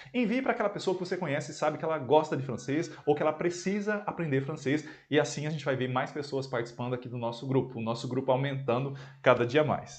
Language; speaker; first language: Portuguese; native; Portuguese